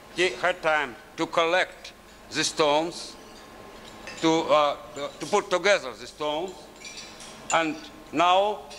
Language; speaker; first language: English; non-native, learner; Russian